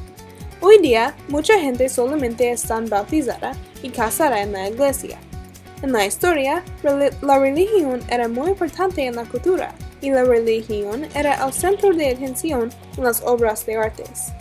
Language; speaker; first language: Spanish; non-native, learner; English